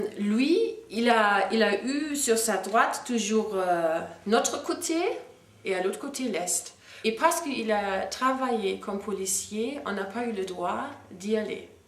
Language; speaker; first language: French; non-native, fluent; German